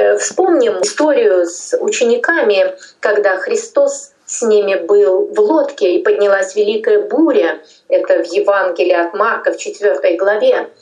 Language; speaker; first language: Russian; non-native, local second language; Tajik